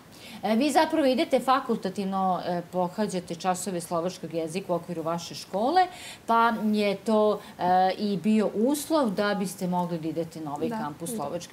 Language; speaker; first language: Serbian; native; Serbian